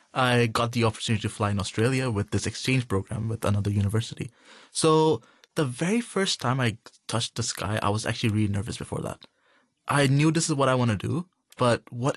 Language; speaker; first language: English; non-native, local second language; Urdu